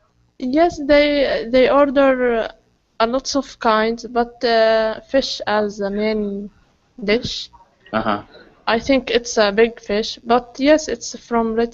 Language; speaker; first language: English; non-native, learner; Arabic